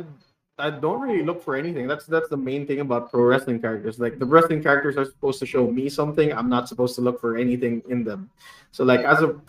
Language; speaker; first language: English; non-native, local second language; Hiligaynon